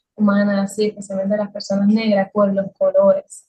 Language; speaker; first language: Spanish; native; Spanish